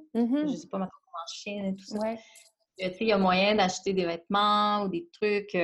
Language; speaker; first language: French; native; French